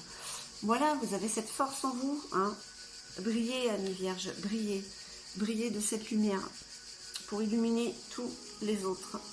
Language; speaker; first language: French; native; French